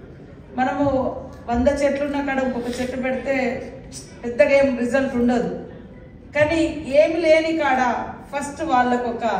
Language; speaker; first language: Telugu; native; Telugu